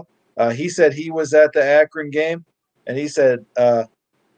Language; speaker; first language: English; native; English